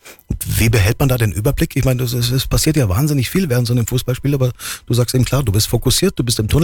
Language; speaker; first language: German; native; German